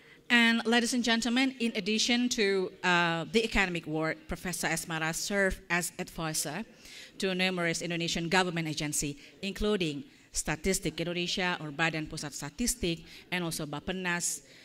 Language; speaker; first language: English; non-native, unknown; Indonesian